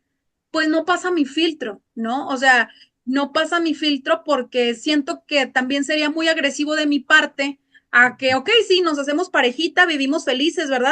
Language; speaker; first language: Spanish; native; Spanish